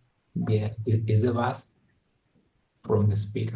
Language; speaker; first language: English; non-native, learner; Spanish